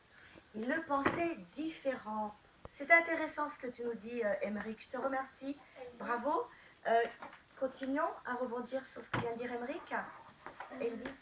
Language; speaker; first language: French; native; French